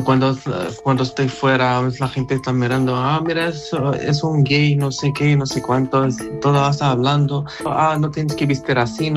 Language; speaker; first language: Spanish; non-native, learner; Arabic